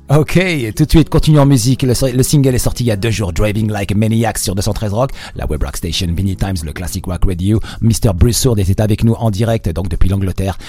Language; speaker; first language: French; native; French